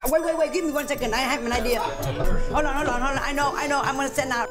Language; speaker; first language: English; non-native, learner; Vietnamese